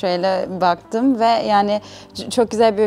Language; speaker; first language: Turkish; non-native, fluent; German